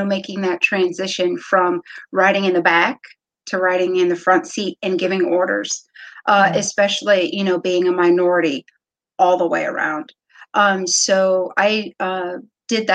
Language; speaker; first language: English; native; English